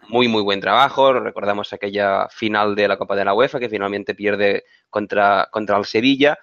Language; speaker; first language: Spanish; native; Spanish